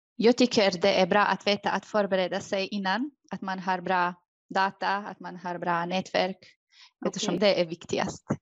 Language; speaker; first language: Swedish; non-native, fluent; Croatian